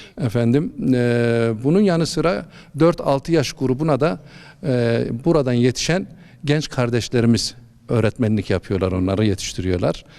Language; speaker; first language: Turkish; native; Turkish